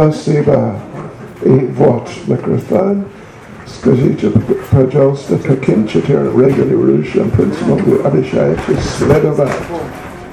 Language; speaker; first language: Russian; non-native, learner; English